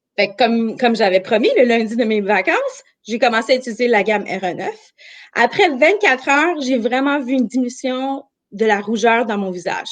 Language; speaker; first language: French; early bilingual, other home language; Armenian